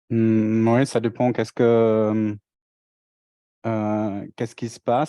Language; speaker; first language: French; non-native, fluent; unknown